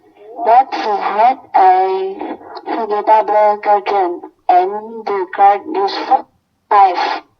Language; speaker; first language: English; non-native, learner; Indonesian